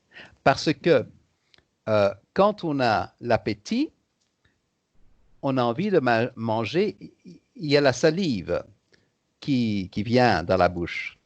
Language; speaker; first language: French; native; French